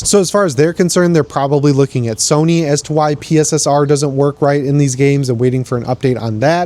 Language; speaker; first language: English; native; English